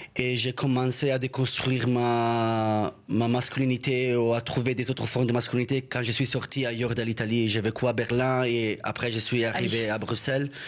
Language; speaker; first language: French; non-native, learner; Italian